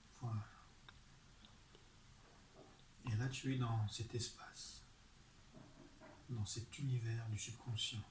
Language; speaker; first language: French; native; French